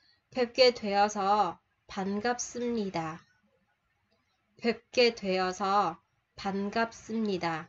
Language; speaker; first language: Korean; non-native, fluent; Vietnamese